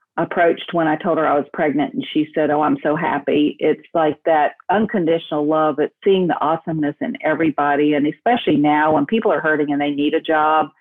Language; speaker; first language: English; native; English